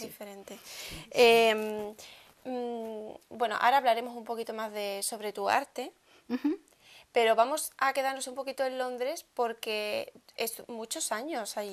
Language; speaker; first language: Spanish; native; Spanish